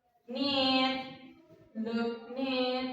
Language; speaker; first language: English; non-native, fluent; Indonesian